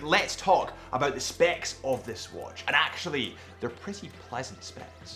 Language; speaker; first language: English; native; English